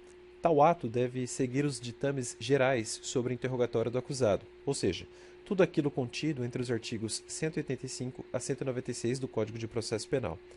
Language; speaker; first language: Portuguese; native; Portuguese